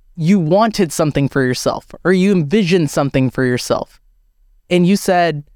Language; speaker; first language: English; native; English